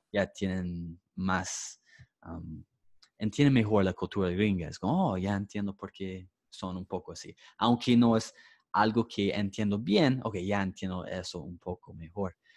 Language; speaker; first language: Spanish; non-native, fluent; English